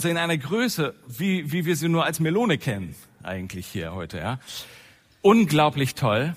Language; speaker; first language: German; native; German